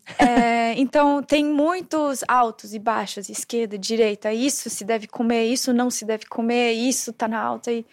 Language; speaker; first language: Portuguese; non-native, fluent; German